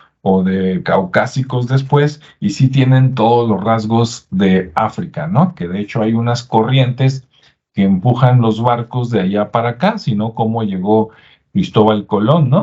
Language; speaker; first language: Spanish; native; Spanish